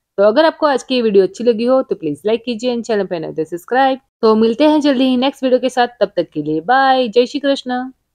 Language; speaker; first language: Hindi; non-native, local second language; Gujarati